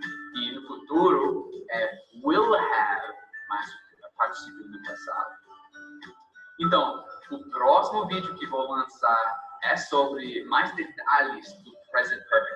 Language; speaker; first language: Portuguese; non-native, fluent; English